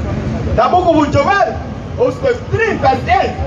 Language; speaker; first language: Dutch; non-native, local second language; Sranan Tongo